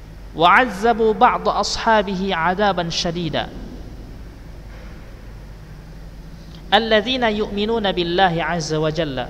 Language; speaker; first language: Arabic; non-native, fluent; Indonesian